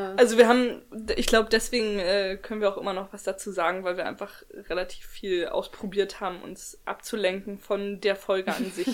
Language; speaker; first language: German; native; German